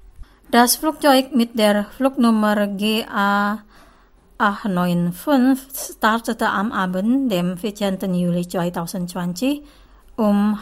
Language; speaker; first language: German; non-native, fluent; Indonesian